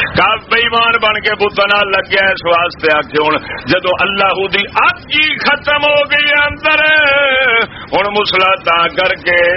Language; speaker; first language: Urdu; native; Urdu